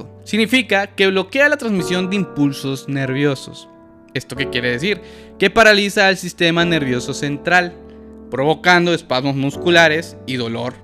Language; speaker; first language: Spanish; native; Spanish